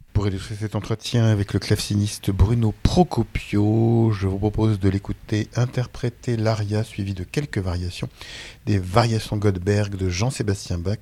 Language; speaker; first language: French; native; French